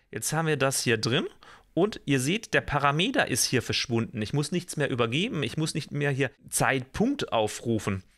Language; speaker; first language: German; native; German